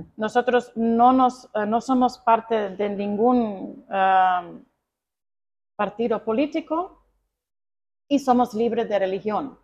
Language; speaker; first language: Spanish; non-native, fluent; Croatian